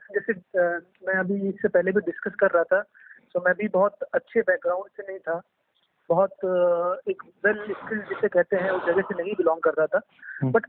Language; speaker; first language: Hindi; native; Hindi